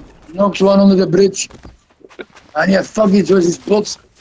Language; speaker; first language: English; non-native, fluent; Dutch